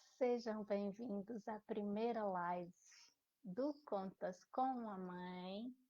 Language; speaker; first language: Portuguese; native; Portuguese